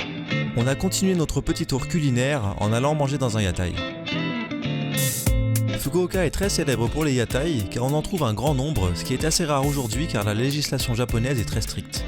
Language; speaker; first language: French; native; French